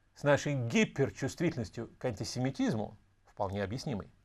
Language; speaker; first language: Russian; native; Russian